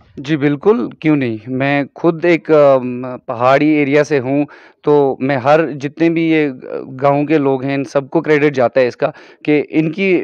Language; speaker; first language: Hindi; non-native, local second language; Kashmiri